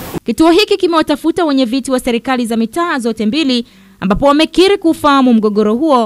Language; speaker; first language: Swahili; native; Swahili